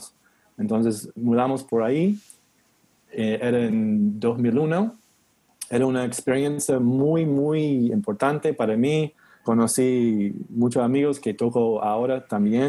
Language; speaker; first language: Spanish; non-native, learner; English